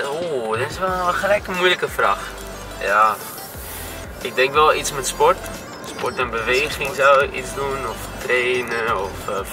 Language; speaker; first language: Dutch; non-native, fluent; Greek